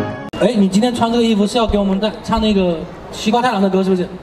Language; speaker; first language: Chinese; native; Chinese